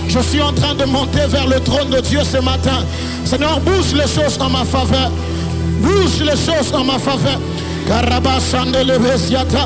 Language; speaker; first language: French; non-native, local second language; Lingala